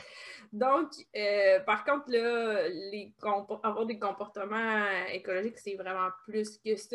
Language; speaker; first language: French; native; French